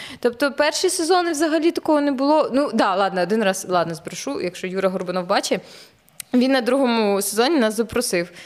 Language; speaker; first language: Ukrainian; non-native, local second language; Russian